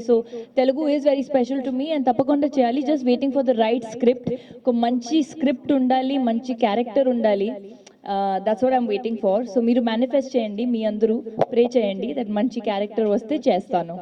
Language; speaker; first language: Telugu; non-native, fluent; Hindi